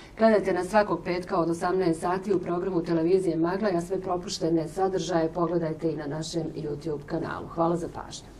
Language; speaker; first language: Bosnian; native; Bosnian